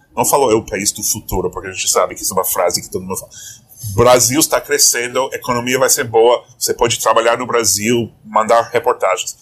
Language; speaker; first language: Portuguese; non-native, fluent; English